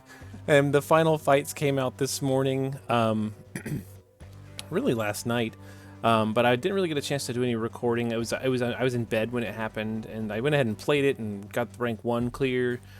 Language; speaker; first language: English; native; English